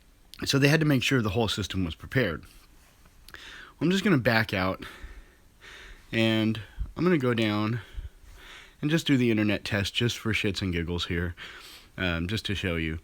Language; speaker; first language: English; native; English